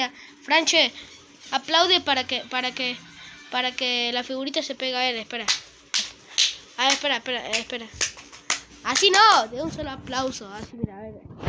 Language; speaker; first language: Spanish; native; Spanish